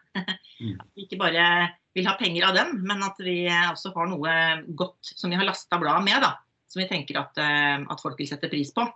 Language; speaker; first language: Norwegian; native; Norwegian